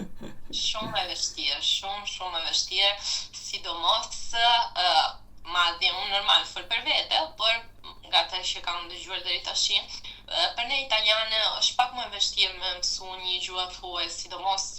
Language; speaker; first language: Albanian; non-native, fluent; Italian